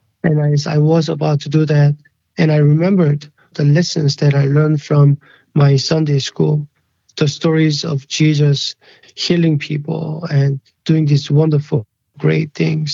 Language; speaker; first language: English; early bilingual, other home language; Korean